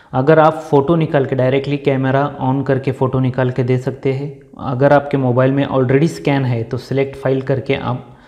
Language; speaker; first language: Hindi; non-native, local second language; Marathi